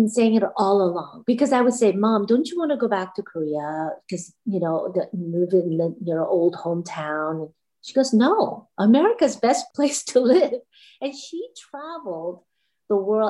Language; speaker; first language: English; non-native, fluent; Korean